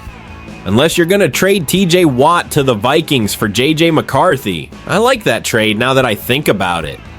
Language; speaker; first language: English; native; English